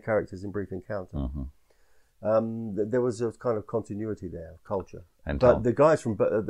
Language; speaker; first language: English; native; English